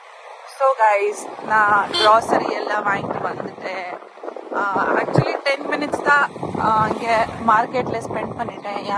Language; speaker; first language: Tamil; non-native, local second language; Urdu